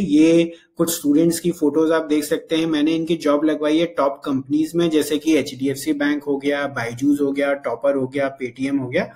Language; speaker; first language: Hindi; native; Hindi